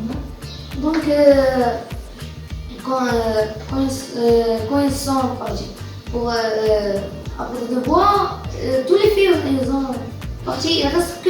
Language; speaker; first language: French; non-native, learner; Arabic